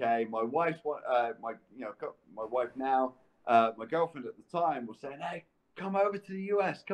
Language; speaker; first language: English; native; English